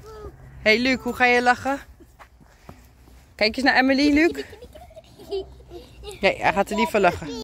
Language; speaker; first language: Dutch; native; Dutch